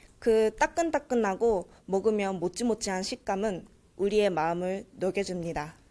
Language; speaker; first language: Korean; early bilingual, heritage; Korean